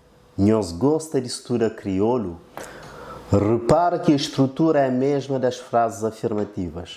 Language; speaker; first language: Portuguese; non-native, local second language; Kabuverdianu